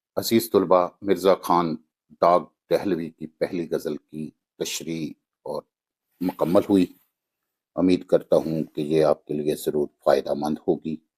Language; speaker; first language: Urdu; native; Urdu